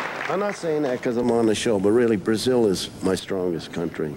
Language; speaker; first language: English; native; English